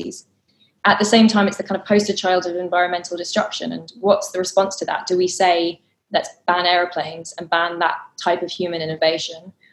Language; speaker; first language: English; native; English